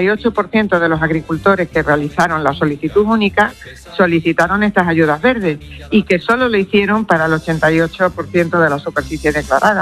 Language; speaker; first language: Spanish; native; Spanish